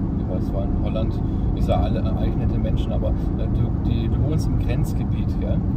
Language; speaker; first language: German; native; German